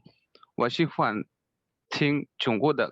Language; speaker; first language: Chinese; non-native, learner; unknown